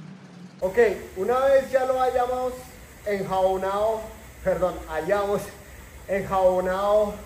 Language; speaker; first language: Spanish; native; Spanish